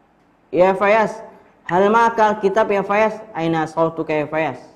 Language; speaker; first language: Arabic; non-native, fluent; Indonesian